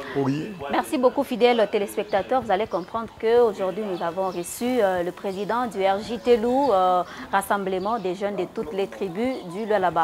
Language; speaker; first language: French; non-native, local second language; Swahili